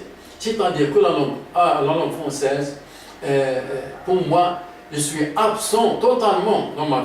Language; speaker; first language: French; non-native, local second language; Arabic